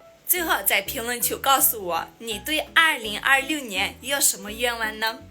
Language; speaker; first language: Chinese; non-native, fluent; Armenian